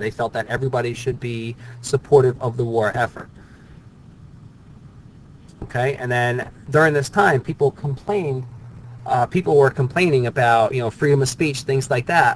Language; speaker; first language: English; native; English